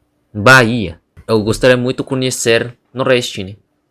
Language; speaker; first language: Portuguese; non-native, fluent; Indonesian